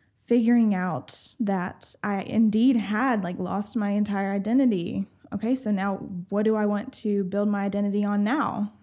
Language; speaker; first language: English; native; English